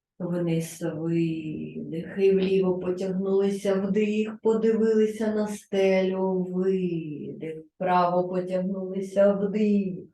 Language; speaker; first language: Ukrainian; non-native, local second language; Russian